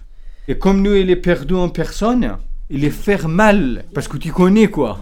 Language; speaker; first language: French; non-native, learner; Kurdish